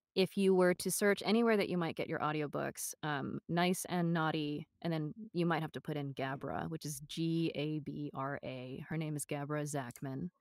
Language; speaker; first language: English; native; English